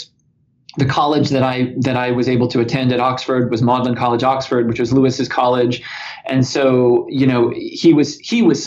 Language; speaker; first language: English; native; English